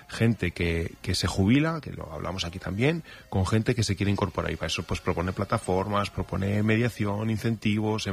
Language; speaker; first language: Spanish; native; Spanish